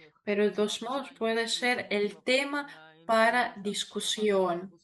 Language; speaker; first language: Spanish; non-native, fluent; Russian